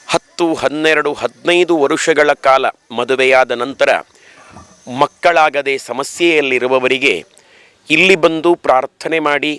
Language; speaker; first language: Kannada; native; Kannada